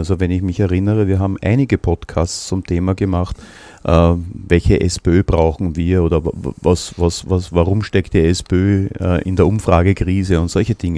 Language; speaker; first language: German; native; German